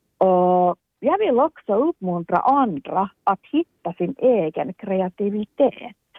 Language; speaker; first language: Swedish; non-native, local second language; Finnish